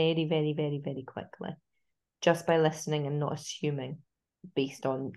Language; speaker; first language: English; native; English